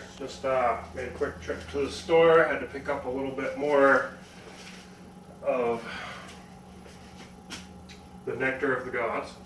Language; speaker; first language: English; native; English